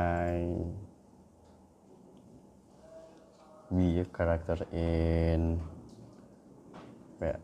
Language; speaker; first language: English; non-native, learner; Indonesian